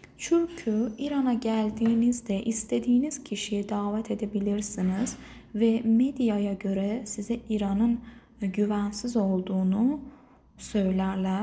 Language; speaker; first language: Turkish; non-native, fluent; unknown